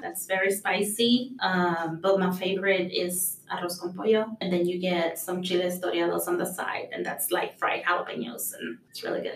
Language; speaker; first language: English; early bilingual, other home language; Spanish